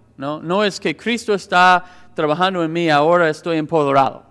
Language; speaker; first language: Spanish; non-native, fluent; English